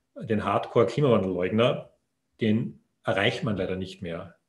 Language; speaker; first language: German; native; German